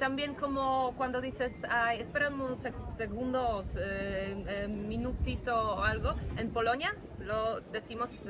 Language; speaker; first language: Spanish; non-native, fluent; Polish